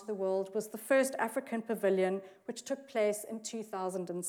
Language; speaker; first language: English; native; English